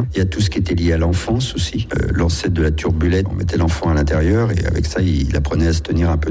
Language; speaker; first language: French; native; French